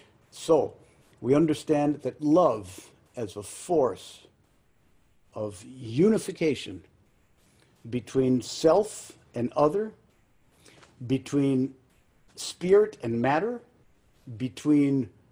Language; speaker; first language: English; early bilingual, other home language; Spanish